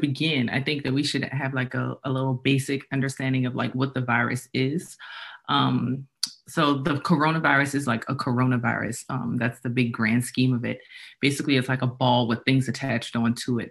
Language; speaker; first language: English; native; English